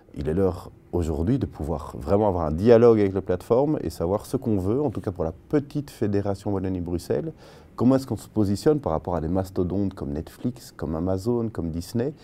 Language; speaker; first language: French; native; French